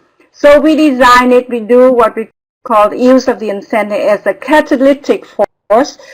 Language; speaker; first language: English; non-native, fluent; Vietnamese